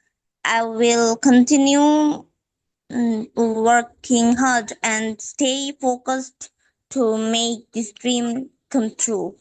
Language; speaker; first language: English; non-native, fluent; Bangla